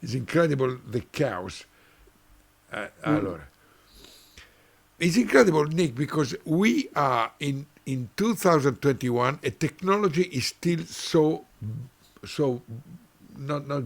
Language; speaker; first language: English; non-native, learner; Italian